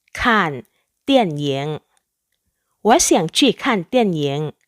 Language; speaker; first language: Chinese; non-native, fluent; Thai